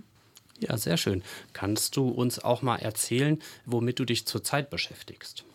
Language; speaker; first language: German; native; German